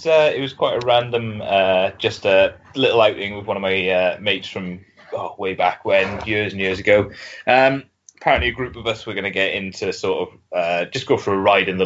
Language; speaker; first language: English; native; English